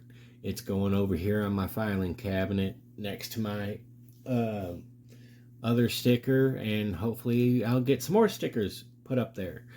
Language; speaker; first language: English; native; English